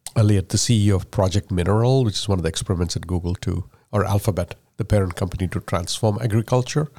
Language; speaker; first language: English; non-native, local second language; Malayalam